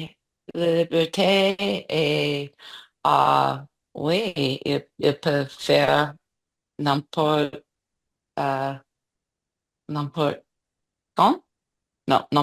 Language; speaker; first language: French; non-native, learner; English